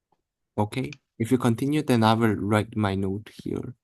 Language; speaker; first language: English; non-native, learner; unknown